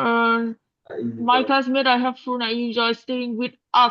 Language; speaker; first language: English; non-native, learner; Vietnamese